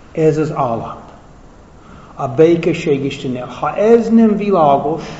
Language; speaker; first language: Hungarian; non-native, fluent; English